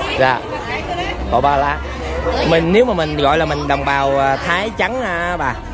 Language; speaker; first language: Vietnamese; native; Vietnamese